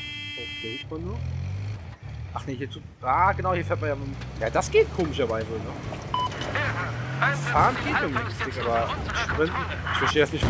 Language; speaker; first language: German; native; German